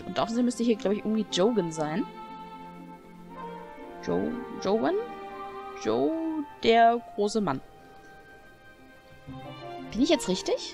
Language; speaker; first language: German; native; German